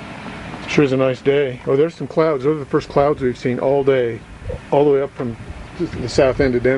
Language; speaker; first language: English; native; English